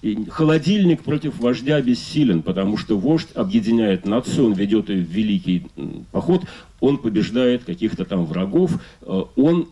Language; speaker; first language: Russian; native; Russian